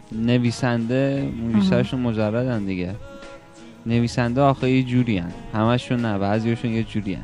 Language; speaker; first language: Persian; native; Persian